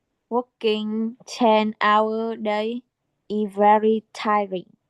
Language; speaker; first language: English; non-native, learner; Vietnamese